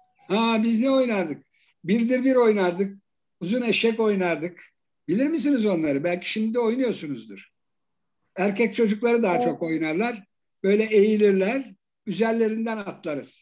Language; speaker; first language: Turkish; native; Turkish